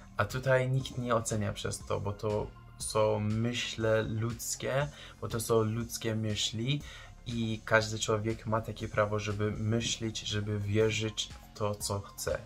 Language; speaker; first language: Polish; non-native, fluent; Persian